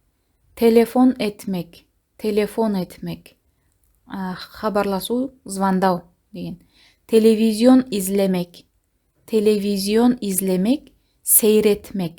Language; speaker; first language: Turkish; non-native, fluent; Kazakh